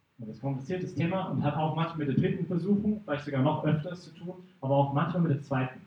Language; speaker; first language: German; non-native, fluent; English